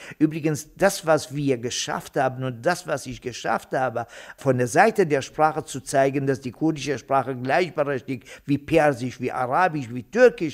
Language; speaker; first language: German; non-native, fluent; Kurdish